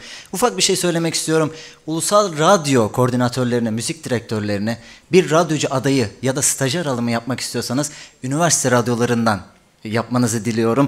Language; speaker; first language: Turkish; native; Turkish